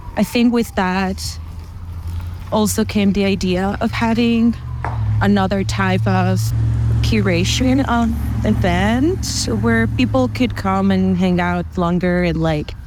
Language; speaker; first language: English; non-native, fluent; Spanish